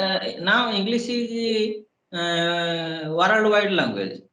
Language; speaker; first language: English; non-native, learner; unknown